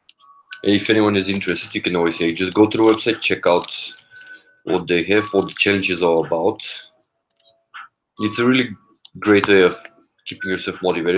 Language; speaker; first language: English; non-native, fluent; Korean